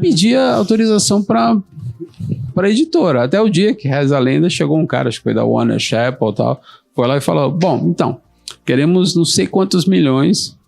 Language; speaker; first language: Portuguese; native; Portuguese